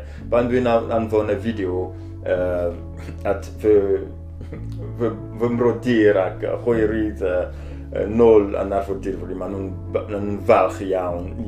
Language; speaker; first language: Welsh; non-native, learner; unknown